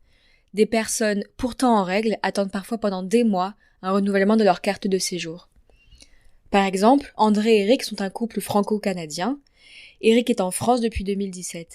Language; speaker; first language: French; native; French